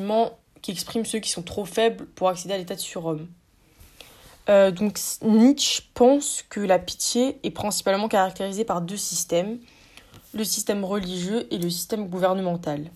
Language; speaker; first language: French; native; French